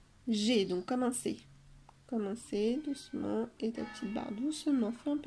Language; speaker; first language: French; native; French